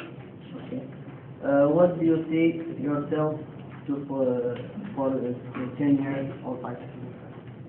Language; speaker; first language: English; non-native, learner; Arabic